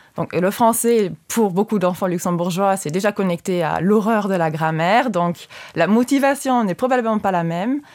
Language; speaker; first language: French; non-native, local second language; Luxembourgish